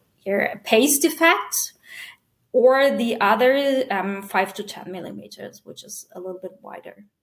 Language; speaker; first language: English; non-native, fluent; German